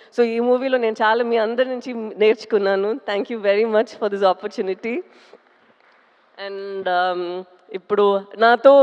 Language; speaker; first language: Telugu; non-native, fluent; Tamil